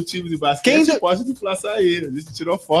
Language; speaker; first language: Portuguese; non-native, fluent; English